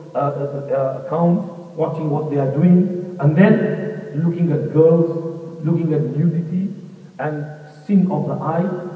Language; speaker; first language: English; native; English